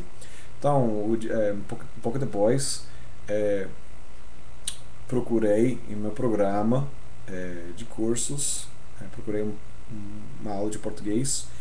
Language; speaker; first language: Portuguese; non-native, fluent; English